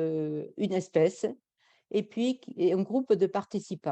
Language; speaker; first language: French; native; French